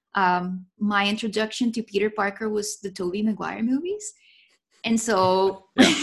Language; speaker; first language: English; non-native, fluent; Spanish